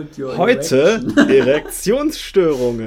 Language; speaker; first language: German; native; German